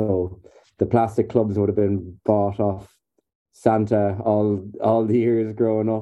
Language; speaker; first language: English; native; English